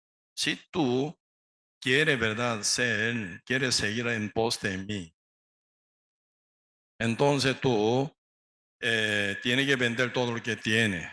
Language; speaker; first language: Spanish; non-native, learner; Korean